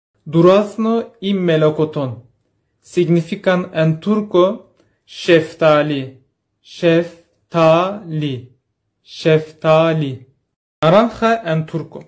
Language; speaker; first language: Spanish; non-native, learner; Turkish